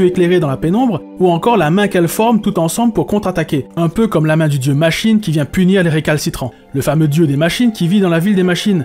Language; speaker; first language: French; native; French